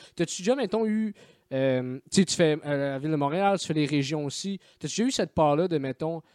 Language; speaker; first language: French; native; French